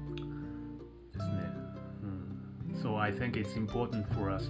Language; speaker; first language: English; non-native, fluent; Japanese